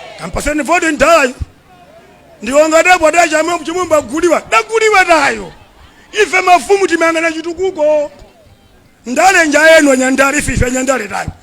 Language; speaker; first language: Nyanja; non-native, local second language; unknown